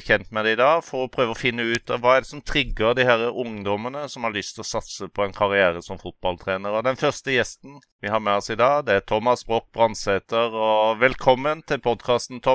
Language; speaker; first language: Norwegian; native; Norwegian